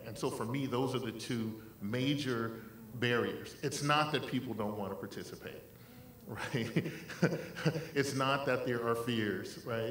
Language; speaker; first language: English; native; English